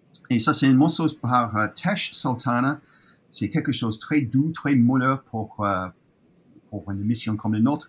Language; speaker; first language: French; non-native, fluent; English